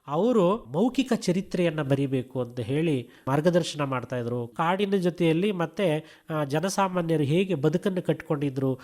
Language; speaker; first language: Kannada; native; Kannada